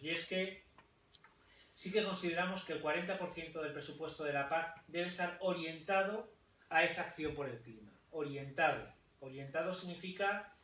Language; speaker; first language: Spanish; native; Spanish